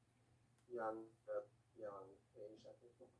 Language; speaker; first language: English; non-native, learner; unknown